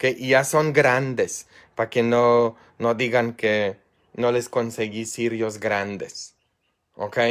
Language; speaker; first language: Spanish; non-native, fluent; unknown